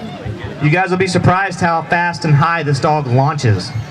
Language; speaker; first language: English; native; English